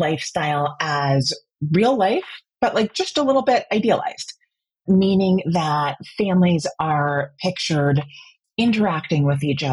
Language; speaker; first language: English; native; English